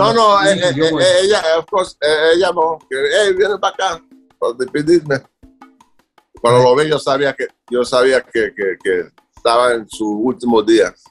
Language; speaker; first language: Spanish; early bilingual, other home language; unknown